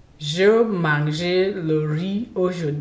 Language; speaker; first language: French; non-native, learner; English